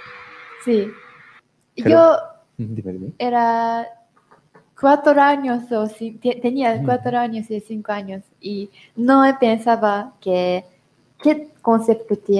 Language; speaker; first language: Spanish; non-native, learner; Japanese